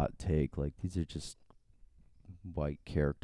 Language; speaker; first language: English; native; English